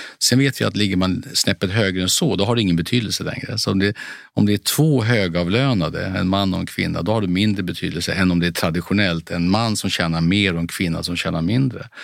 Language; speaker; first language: Swedish; native; Swedish